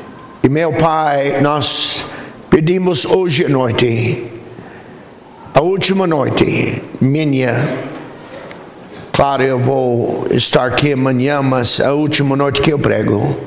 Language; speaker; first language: Portuguese; non-native, fluent; English